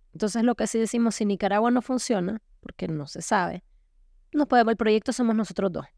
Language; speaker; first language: Spanish; native; Spanish